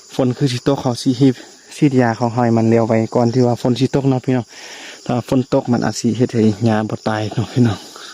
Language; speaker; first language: Lao; non-native, local second language; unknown